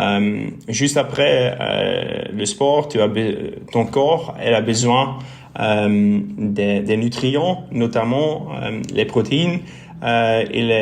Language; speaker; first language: French; non-native, local second language; Dutch